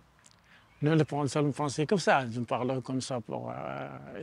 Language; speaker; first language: French; non-native, learner; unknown